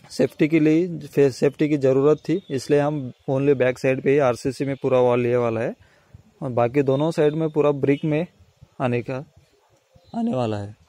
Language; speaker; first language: Hindi; non-native, local second language; Marathi